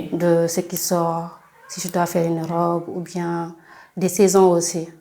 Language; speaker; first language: French; non-native, local second language; Fula